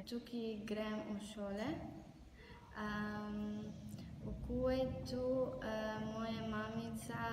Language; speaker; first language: Slovenian; non-native, learner; Arabic